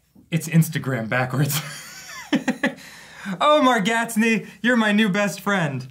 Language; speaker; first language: English; native; English